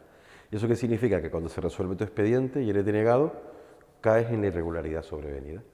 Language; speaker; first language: Spanish; native; Spanish